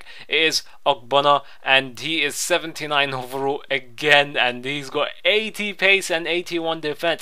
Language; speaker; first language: English; native; English